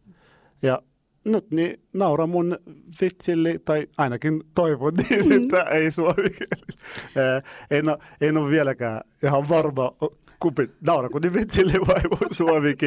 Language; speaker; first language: Finnish; non-native, fluent; Arabic